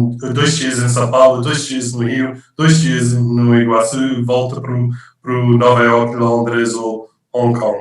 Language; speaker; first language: Portuguese; non-native, fluent; English